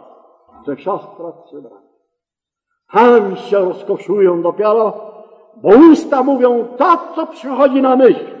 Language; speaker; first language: Polish; native; Polish